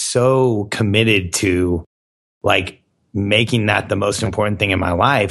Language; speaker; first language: English; native; English